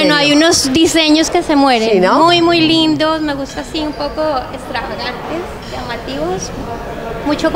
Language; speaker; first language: Spanish; native; Spanish